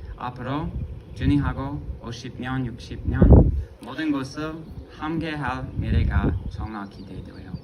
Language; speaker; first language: Korean; non-native, fluent; English